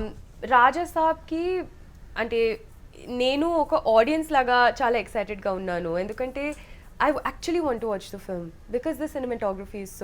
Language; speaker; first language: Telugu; non-native, local second language; Hindi